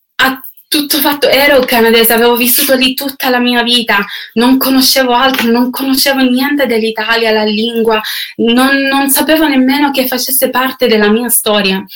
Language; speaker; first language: Italian; non-native, fluent; English